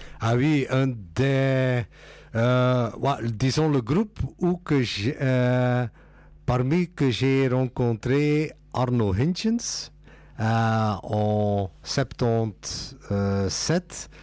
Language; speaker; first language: French; non-native, local second language; Dutch